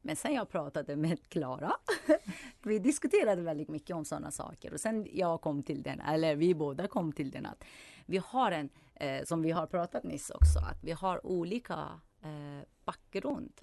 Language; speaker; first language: Swedish; non-native, fluent; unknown